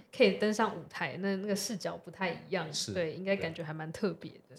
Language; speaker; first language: Chinese; non-native, local second language; Min Nan Chinese